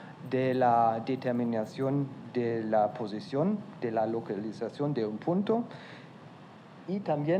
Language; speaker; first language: Spanish; non-native, fluent; German